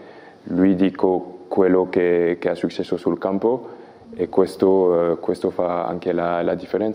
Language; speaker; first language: Italian; non-native, learner; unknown